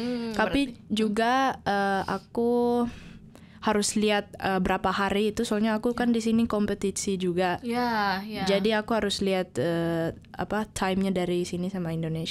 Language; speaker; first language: Indonesian; early bilingual, heritage; Indonesian